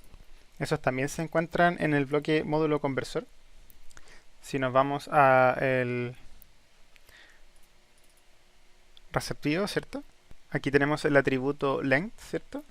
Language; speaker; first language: Spanish; native; Spanish